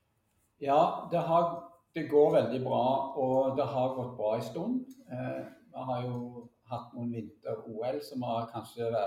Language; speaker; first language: Norwegian; native; Norwegian